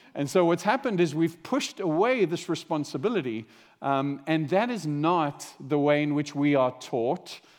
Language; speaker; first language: English; native; English